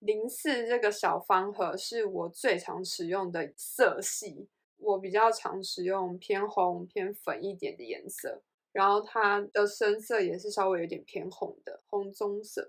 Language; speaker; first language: Chinese; native; Chinese